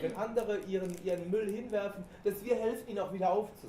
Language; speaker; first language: German; native; German